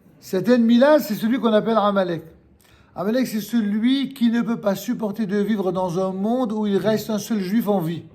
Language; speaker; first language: French; native; French